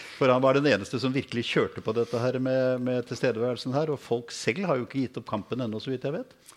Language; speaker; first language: Norwegian; native; Norwegian